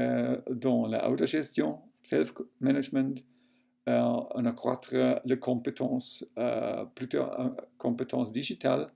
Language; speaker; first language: French; non-native, local second language; German